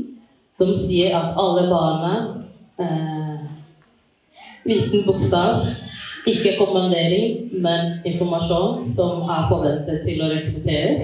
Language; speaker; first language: Norwegian; early bilingual, other home language; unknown